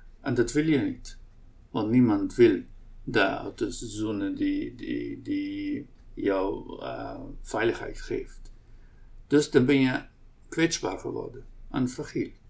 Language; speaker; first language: Dutch; non-native, local second language; Arabic